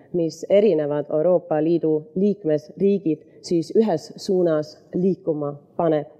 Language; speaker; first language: Estonian; early bilingual, heritage; Estonian